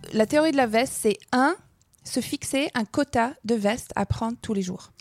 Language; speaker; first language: French; non-native, fluent; English